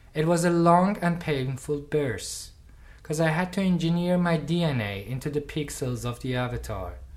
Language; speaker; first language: English; non-native, fluent; Persian